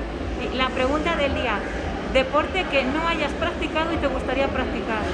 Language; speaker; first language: Spanish; native; Spanish